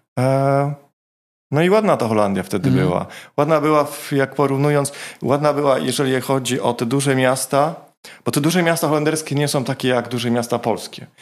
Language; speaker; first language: Polish; native; Polish